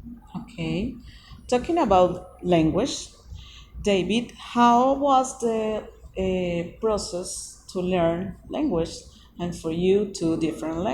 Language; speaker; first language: English; non-native, learner; Spanish